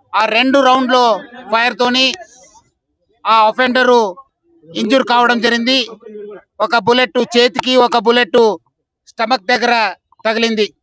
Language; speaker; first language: Telugu; non-native, fluent; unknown